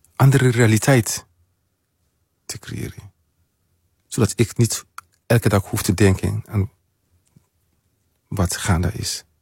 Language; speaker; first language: Dutch; non-native, learner; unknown